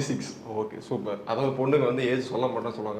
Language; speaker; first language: Tamil; native; Tamil